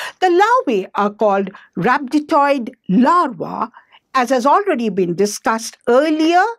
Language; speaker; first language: English; non-native, local second language; Hindi